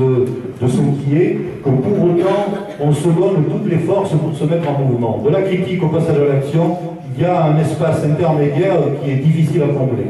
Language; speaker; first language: French; native; French